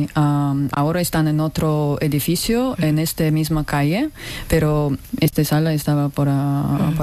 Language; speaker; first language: Spanish; non-native, learner; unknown